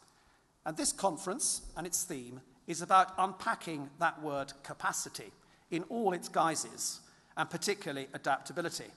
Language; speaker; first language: English; native; English